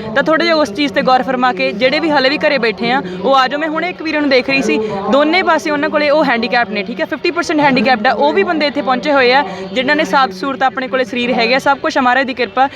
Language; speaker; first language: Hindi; non-native, local second language; Punjabi